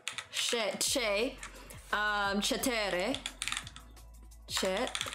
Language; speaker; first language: Polish; non-native, learner; Chinese